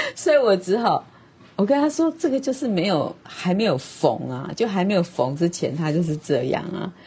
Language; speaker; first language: Chinese; native; Chinese